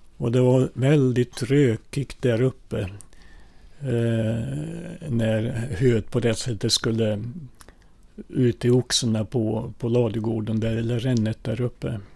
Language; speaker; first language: Swedish; early bilingual, other home language; Finnish